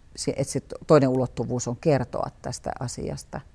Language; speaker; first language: Finnish; native; Finnish